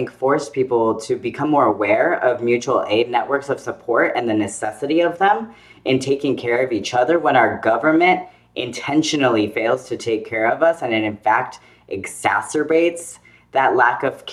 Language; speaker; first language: English; native; English